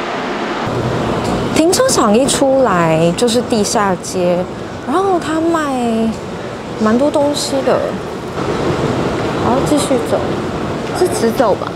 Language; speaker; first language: Chinese; native; Chinese